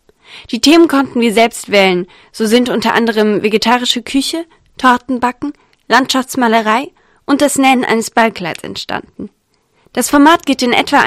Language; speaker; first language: German; native; German